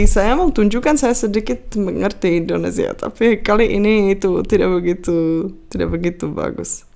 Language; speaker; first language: Indonesian; non-native, fluent; Czech